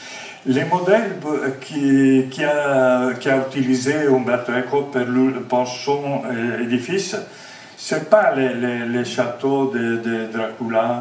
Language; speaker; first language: French; non-native, fluent; Italian